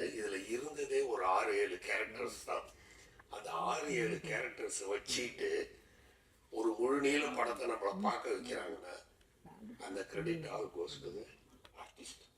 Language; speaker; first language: Tamil; native; Tamil